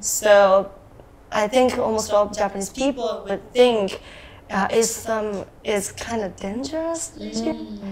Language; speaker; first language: English; non-native, learner; Japanese